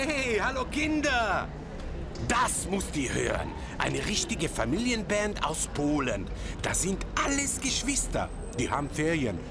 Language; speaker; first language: German; native; German